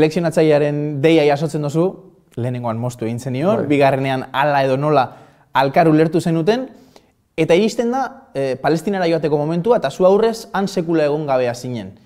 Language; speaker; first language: Basque; native; Basque